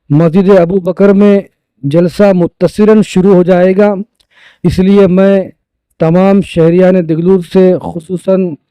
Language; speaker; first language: Urdu; native; Urdu